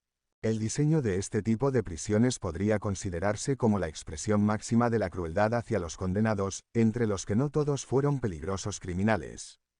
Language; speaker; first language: Spanish; native; Spanish